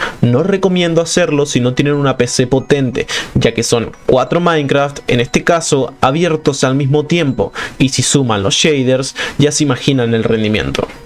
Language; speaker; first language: Spanish; native; Spanish